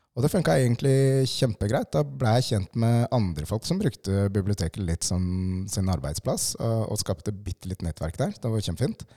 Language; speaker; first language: Norwegian; early bilingual, other home language; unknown